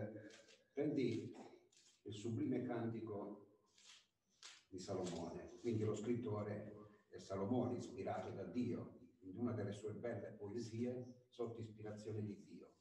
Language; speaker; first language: Italian; native; Italian